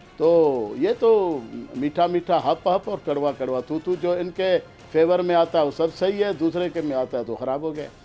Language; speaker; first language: Urdu; non-native, local second language; Sindhi